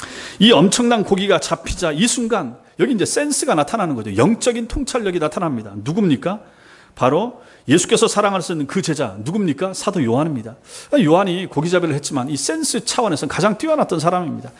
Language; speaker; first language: Korean; native; Korean